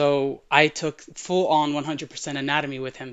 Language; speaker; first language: English; early bilingual, other home language; Arabic